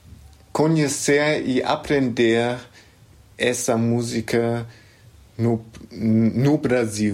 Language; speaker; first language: Portuguese; non-native, fluent; German